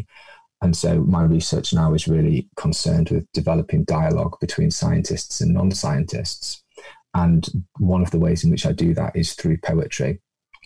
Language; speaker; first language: English; native; English